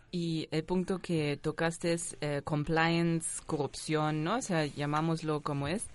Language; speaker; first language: Spanish; non-native, fluent; German